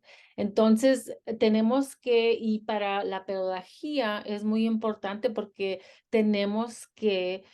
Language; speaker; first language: Spanish; early bilingual, heritage; Spanish